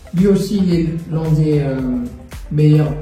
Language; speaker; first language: French; non-native, fluent; Korean